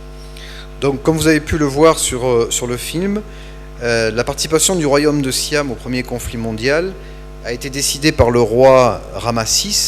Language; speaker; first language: French; native; French